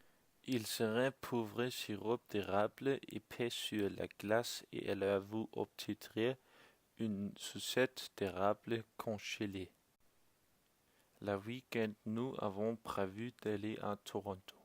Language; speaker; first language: French; non-native, learner; Danish